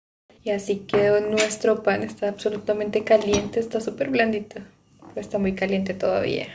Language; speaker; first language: Spanish; native; Spanish